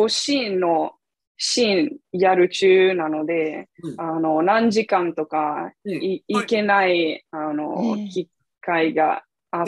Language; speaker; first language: Japanese; non-native, fluent; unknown